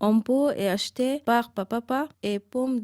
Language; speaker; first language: French; non-native, learner; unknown